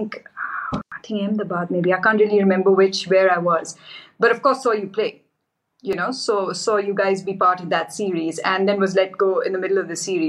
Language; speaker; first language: English; non-native, local second language; Hindi